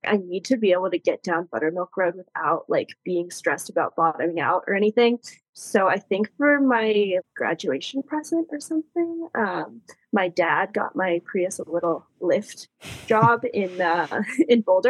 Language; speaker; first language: English; native; English